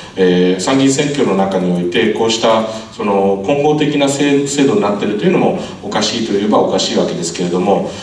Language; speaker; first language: Japanese; native; Japanese